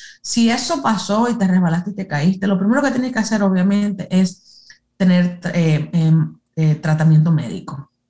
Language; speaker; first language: Spanish; early bilingual, heritage; Spanish